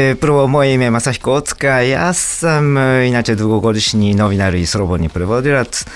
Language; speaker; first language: Serbian; non-native, fluent; Japanese